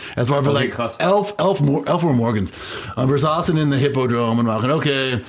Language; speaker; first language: German; non-native, fluent; English